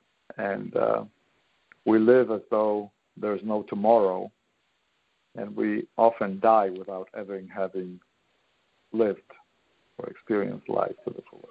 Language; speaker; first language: English; non-native, fluent; Polish